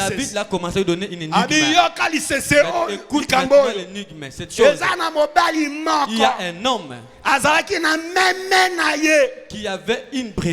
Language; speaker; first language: French; non-native, local second language; Lingala